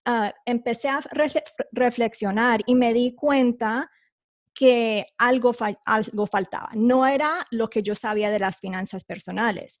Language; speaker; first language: Spanish; early bilingual, heritage; Spanish